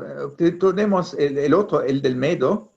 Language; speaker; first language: Spanish; non-native, fluent; Italian